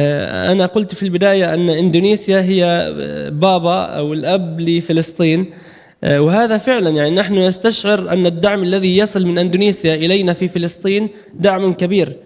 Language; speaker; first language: Arabic; native; Arabic